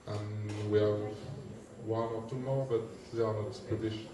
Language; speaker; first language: English; non-native, learner; French